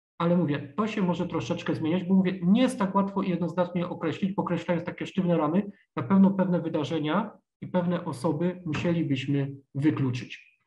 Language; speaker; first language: Polish; native; Polish